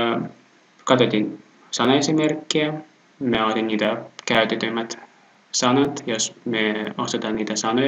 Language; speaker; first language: Finnish; non-native, fluent; Russian